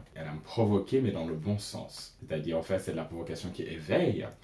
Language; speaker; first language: French; non-native, local second language; Wolof